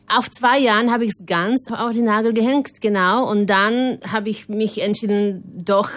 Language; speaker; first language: German; non-native, fluent; Hungarian